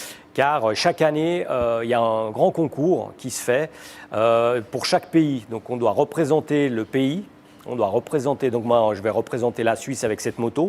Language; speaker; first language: French; native; French